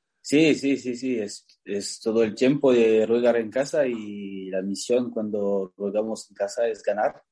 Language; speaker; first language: Spanish; non-native, learner; French